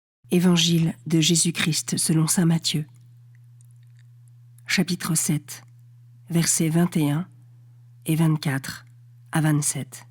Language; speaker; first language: French; native; French